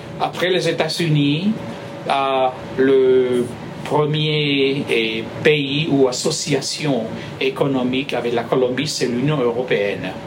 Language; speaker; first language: French; non-native, fluent; Spanish